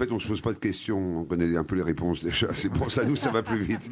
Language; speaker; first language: French; native; French